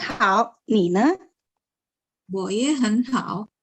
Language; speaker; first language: Chinese; non-native, learner; Indonesian